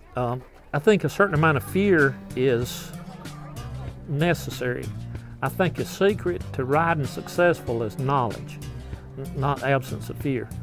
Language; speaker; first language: English; native; English